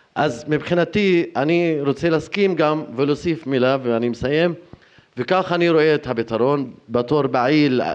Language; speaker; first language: Hebrew; non-native, fluent; Arabic